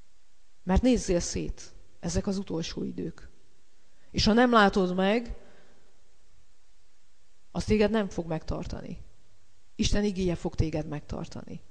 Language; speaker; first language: Hungarian; native; Hungarian